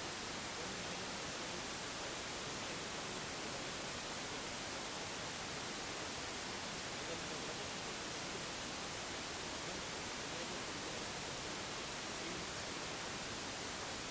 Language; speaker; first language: Russian; native; Russian